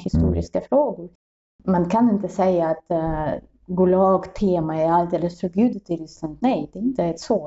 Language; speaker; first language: Swedish; non-native, fluent; Russian